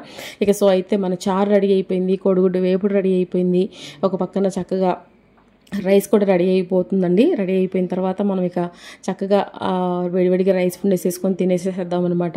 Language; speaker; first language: Telugu; native; Telugu